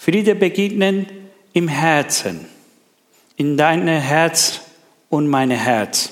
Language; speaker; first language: German; non-native, learner; Persian